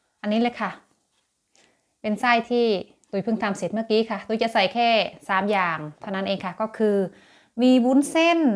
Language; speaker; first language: Thai; native; Thai